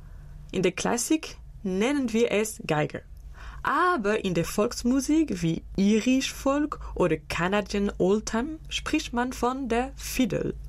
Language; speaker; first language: German; native; German